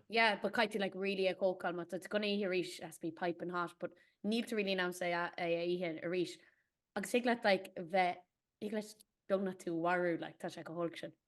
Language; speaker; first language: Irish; native; Irish